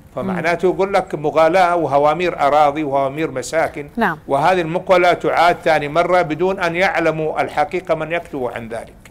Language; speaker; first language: Arabic; native; Arabic